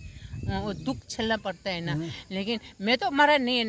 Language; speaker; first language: Hindi; non-native, local second language; Tibetan